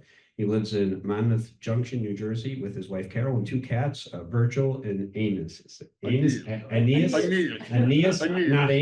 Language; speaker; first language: English; native; English